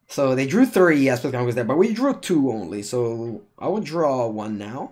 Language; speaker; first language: English; non-native, fluent; Italian